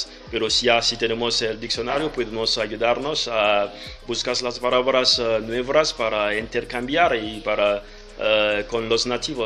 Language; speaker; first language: Spanish; non-native, learner; French